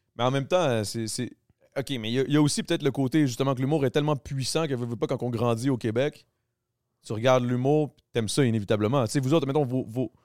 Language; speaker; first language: French; native; French